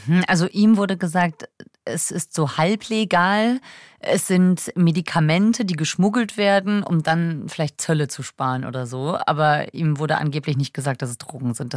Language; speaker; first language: German; native; German